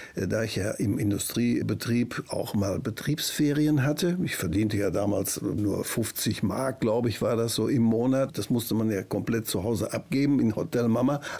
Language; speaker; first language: German; native; German